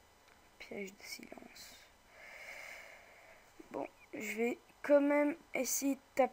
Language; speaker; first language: French; native; French